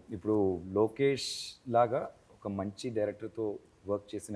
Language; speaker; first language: Telugu; non-native, learner; Tamil